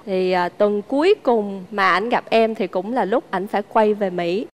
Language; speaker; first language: Vietnamese; native; Vietnamese